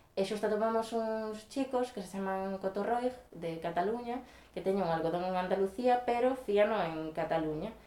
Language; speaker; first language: Spanish; native; Spanish